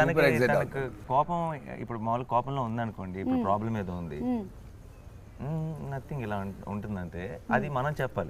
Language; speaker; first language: Telugu; native; Telugu